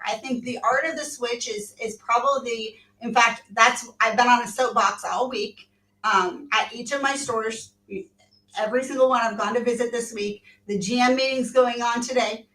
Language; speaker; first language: English; native; English